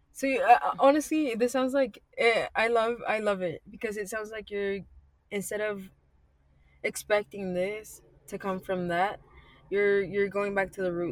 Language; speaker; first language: English; early bilingual, other home language; Spanish